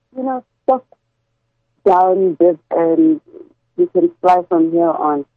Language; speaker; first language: English; non-native, local second language; Tswana